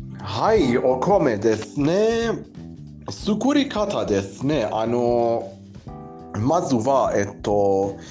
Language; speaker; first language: Japanese; non-native, learner; Persian